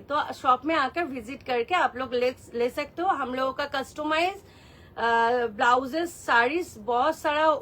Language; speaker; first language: Hindi; non-native, local second language; Bangla